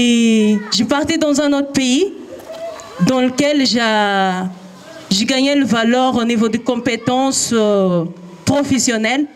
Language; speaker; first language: French; non-native, learner; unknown